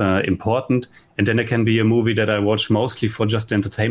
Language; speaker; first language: English; non-native, fluent; German